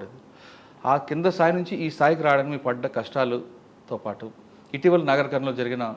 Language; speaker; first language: Telugu; native; Telugu